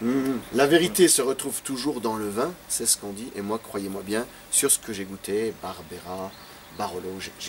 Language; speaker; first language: French; native; French